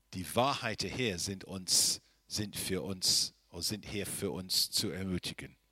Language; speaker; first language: German; non-native, fluent; English